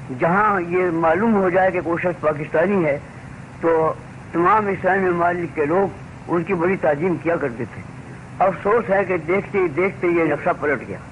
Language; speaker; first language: Urdu; native; Urdu